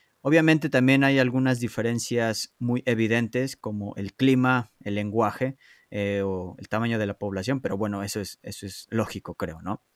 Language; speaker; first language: Spanish; native; Spanish